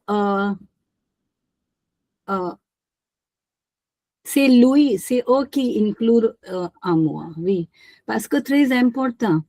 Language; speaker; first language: French; non-native, learner; Hindi